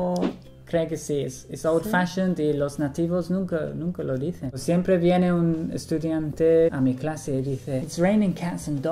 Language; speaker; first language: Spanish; non-native, fluent; English